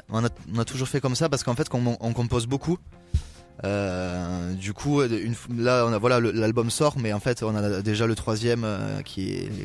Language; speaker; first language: French; native; French